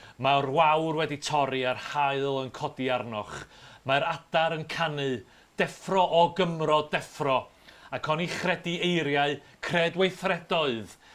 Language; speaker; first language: Welsh; native; Welsh